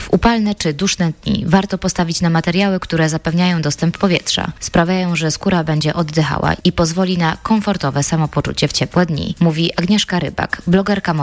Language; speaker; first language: Polish; native; Polish